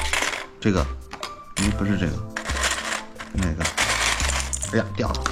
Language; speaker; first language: Chinese; native; Chinese